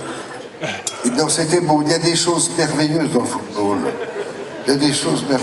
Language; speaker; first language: French; native; French